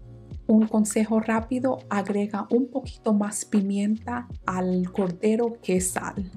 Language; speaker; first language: Spanish; non-native, fluent; English